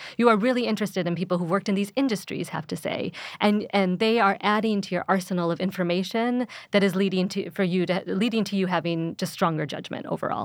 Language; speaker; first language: English; early bilingual, other home language; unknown